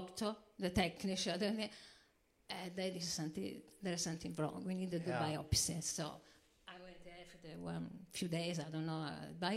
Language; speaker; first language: English; non-native, learner; Italian